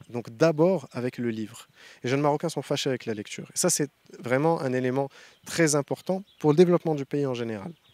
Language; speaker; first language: French; non-native, local second language; Arabic